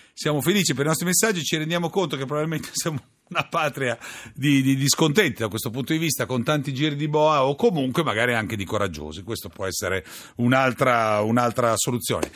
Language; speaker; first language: Italian; native; Italian